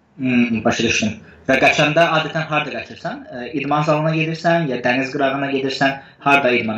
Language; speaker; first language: Azerbaijani; non-native, fluent; Turkish